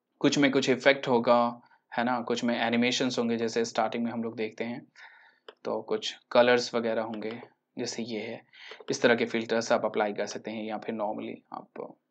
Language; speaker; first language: Hindi; native; Hindi